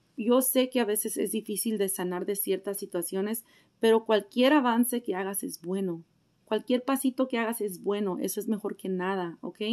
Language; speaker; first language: Spanish; early bilingual, heritage; Spanish